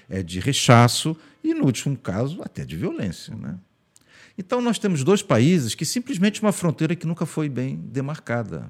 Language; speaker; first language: Portuguese; early bilingual, heritage; Portuguese